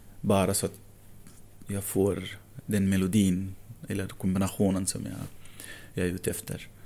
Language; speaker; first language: Swedish; non-native, fluent; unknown